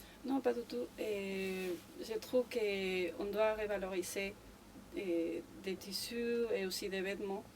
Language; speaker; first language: French; non-native, fluent; Spanish